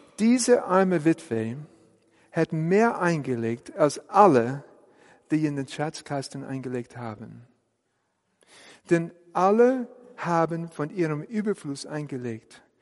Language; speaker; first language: German; non-native, fluent; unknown